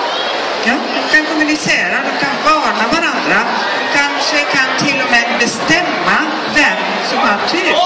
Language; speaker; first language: Swedish; non-native, fluent; Greek